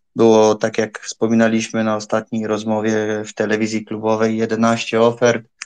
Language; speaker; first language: Polish; native; Polish